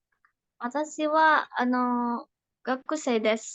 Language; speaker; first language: Japanese; non-native, learner; Indonesian